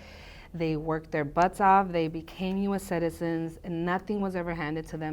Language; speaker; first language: English; early bilingual, other home language; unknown